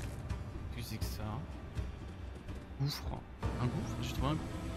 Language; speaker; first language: French; native; French